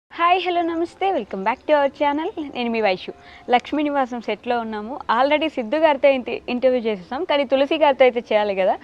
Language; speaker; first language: Telugu; native; Telugu